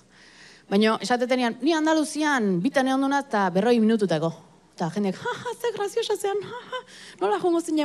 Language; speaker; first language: Basque; native; Basque